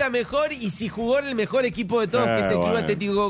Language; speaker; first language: Spanish; native; Spanish